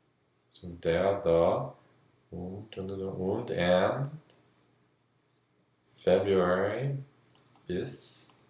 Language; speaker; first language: German; non-native, learner; English